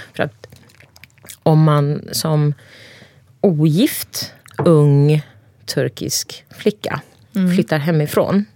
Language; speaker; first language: Swedish; early bilingual, other home language; Turkish